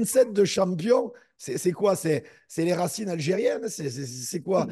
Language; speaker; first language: French; native; French